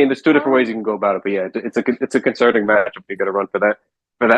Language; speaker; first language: English; native; English